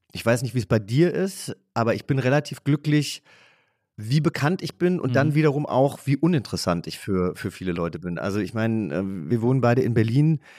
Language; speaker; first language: German; native; German